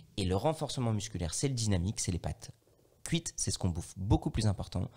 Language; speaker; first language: French; native; French